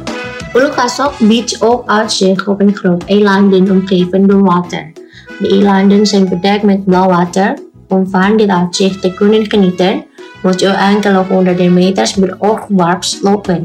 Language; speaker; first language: Dutch; non-native, fluent; Indonesian